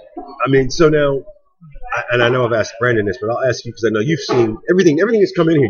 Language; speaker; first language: English; native; English